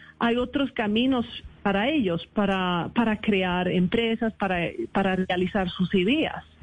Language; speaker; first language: Spanish; non-native, fluent; Swedish